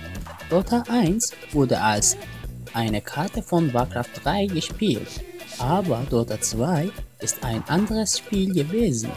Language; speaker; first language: German; non-native, learner; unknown